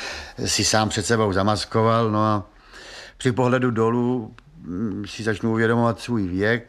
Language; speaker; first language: Czech; native; Czech